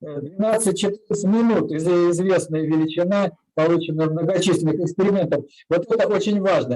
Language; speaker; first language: Russian; native; Russian